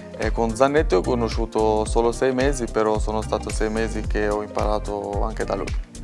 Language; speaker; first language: Italian; non-native, fluent; Albanian